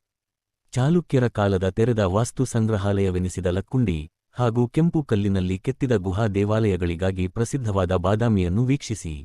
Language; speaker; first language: Kannada; native; Kannada